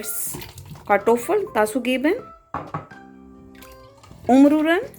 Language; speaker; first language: German; non-native, learner; Urdu